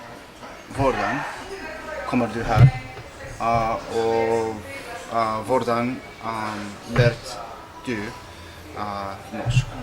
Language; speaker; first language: Norwegian; non-native, learner; Spanish